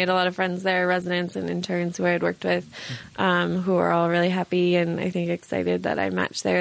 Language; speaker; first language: English; native; English